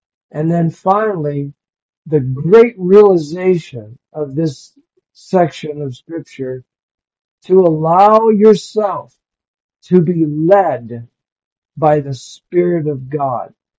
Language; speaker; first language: English; native; English